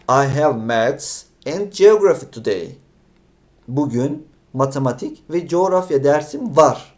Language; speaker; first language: English; non-native, fluent; Turkish